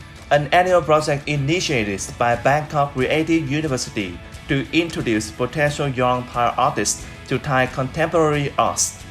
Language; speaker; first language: English; non-native, fluent; Vietnamese